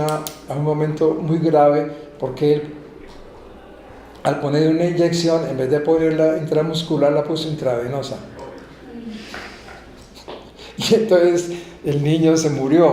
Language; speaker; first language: Spanish; native; Spanish